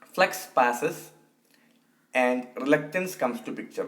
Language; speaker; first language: English; non-native, local second language; Malayalam